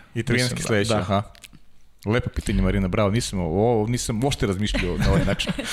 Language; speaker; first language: Serbian; native; Serbian